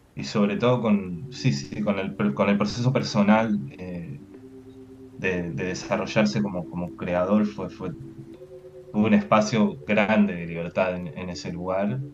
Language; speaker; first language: Spanish; native; Spanish